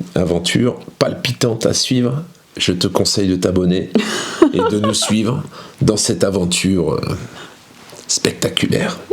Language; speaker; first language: French; native; French